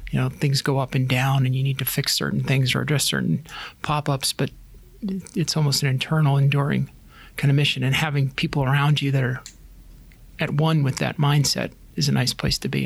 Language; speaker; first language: English; native; English